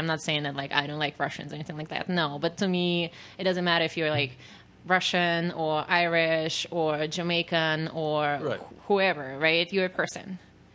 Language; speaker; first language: English; non-native, fluent; Russian